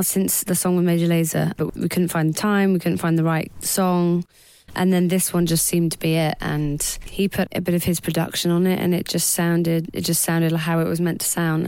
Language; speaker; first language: English; native; English